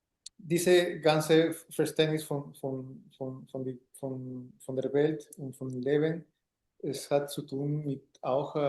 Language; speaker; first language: German; non-native, fluent; Spanish